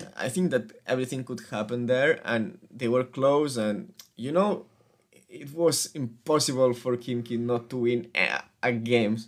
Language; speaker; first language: English; non-native, fluent; Spanish